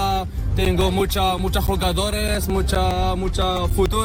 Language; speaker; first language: Spanish; non-native, learner; Arabic